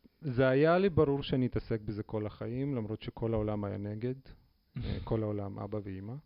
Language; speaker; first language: Hebrew; non-native, fluent; Russian